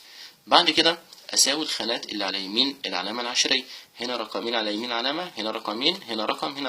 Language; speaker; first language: Arabic; native; Arabic